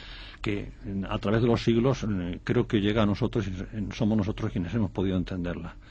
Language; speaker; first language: Spanish; native; Spanish